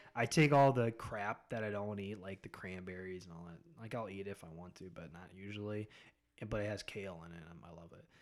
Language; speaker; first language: English; native; English